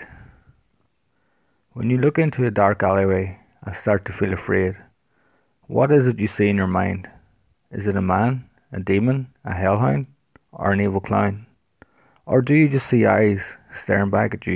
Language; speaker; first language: English; native; English